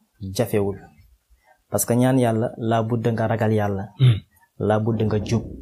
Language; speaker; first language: Wolof; non-native, local second language; Fula